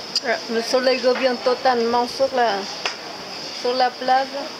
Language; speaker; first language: French; native; French